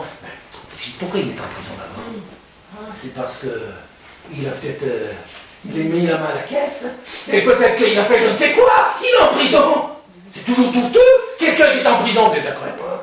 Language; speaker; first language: French; native; French